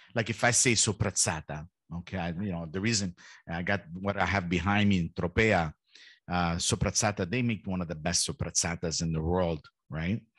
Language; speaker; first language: English; early bilingual, heritage; Italian